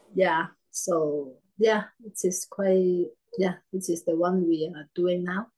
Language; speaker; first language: English; non-native, learner; Cantonese